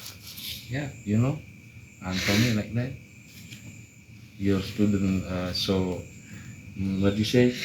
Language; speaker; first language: English; non-native, learner; Indonesian